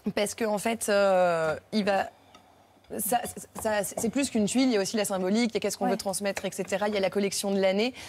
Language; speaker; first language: French; native; French